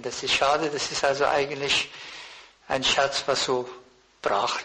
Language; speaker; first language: German; non-native, fluent; Persian